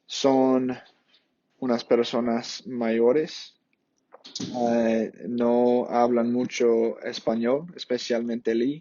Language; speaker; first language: Spanish; non-native, fluent; English